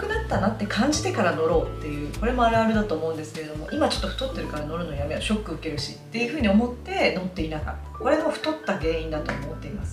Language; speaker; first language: Japanese; native; Japanese